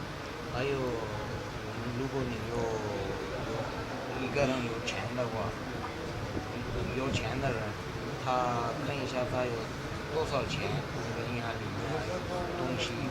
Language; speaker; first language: Chinese; non-native, learner; Punjabi